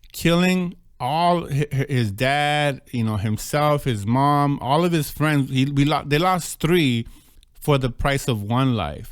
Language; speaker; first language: English; native; English